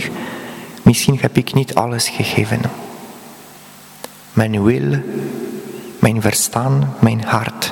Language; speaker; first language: Dutch; non-native, fluent; Polish